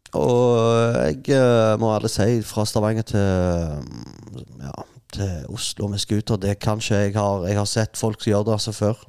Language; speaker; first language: Norwegian; non-native, fluent; Arabic